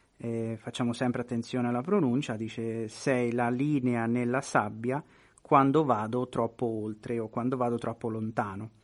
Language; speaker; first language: Italian; native; Italian